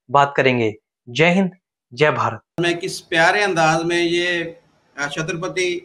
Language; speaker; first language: Hindi; native; Hindi